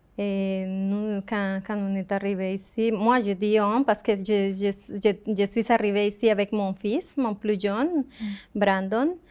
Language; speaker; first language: French; non-native, fluent; Spanish